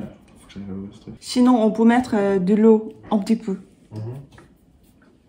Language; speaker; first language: French; non-native, learner; Korean